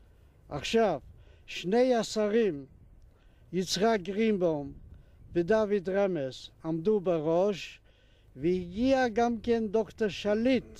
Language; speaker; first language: Hebrew; non-native, fluent; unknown